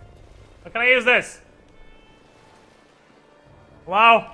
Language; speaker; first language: English; native; English